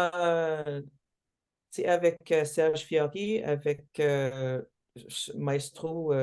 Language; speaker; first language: French; non-native, local second language; English